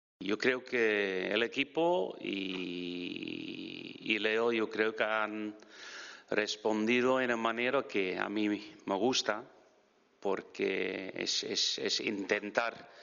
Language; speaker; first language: Spanish; non-native, fluent; Dutch